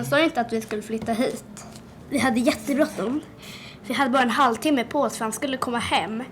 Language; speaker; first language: Swedish; native; Swedish